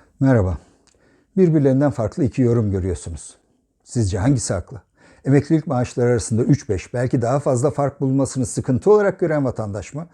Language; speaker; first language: Turkish; native; Turkish